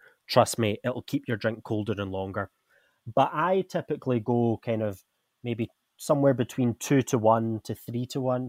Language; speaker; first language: English; native; English